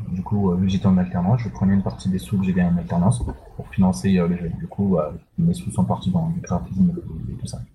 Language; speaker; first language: French; non-native, local second language; Sango